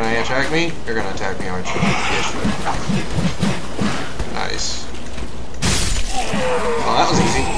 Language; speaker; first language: English; native; English